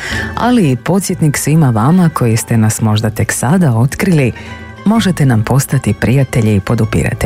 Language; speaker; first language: Croatian; native; Croatian